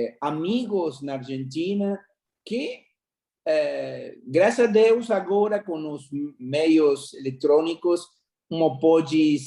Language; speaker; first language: Portuguese; non-native, fluent; Spanish